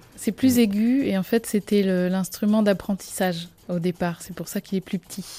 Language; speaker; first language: French; native; French